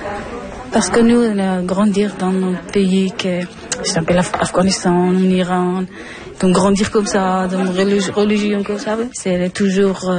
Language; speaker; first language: French; non-native, learner; Persian